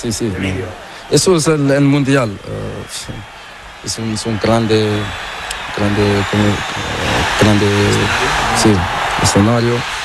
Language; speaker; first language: Spanish; non-native, learner; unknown